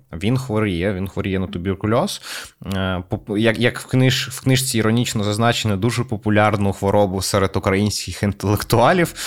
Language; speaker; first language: Ukrainian; non-native, local second language; Russian